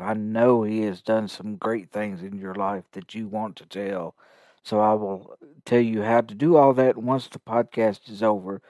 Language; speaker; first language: English; native; English